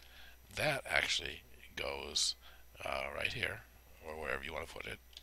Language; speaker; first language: English; native; English